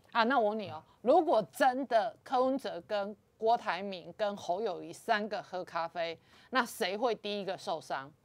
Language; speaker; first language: Chinese; native; Chinese